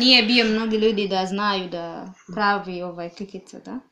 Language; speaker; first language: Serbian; non-native, learner; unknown